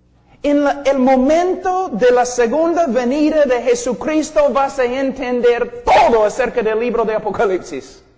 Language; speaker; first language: Spanish; non-native, fluent; English